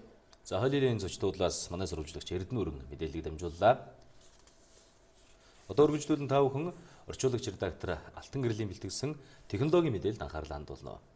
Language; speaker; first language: Mongolian; native; Mongolian